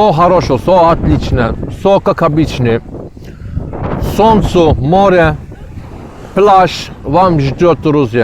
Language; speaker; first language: Russian; non-native, learner; Turkish